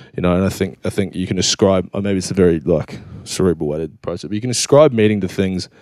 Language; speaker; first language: English; native; English